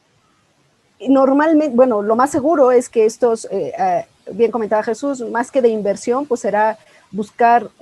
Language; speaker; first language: Spanish; native; Spanish